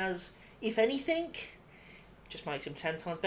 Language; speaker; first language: English; native; English